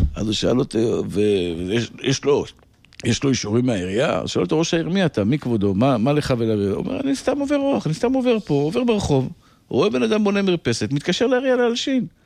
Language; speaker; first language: Hebrew; native; Hebrew